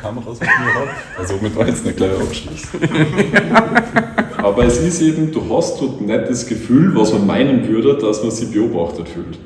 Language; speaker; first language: German; native; German